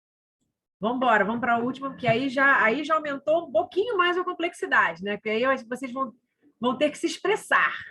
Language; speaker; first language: Portuguese; native; Portuguese